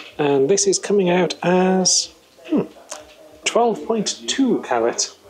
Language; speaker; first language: English; native; English